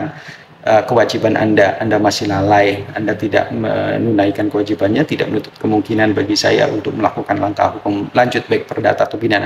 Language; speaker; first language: Indonesian; native; Indonesian